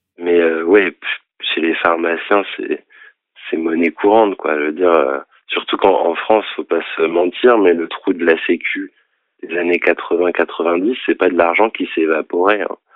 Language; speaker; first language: French; native; French